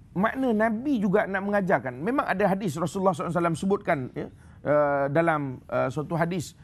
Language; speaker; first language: Malay; native; Malay